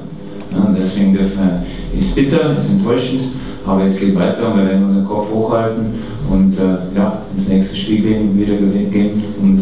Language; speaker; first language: German; native; German